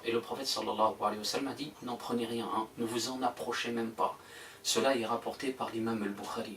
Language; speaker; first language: French; native; French